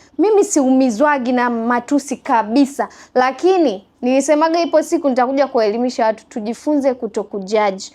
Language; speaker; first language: Swahili; native; Swahili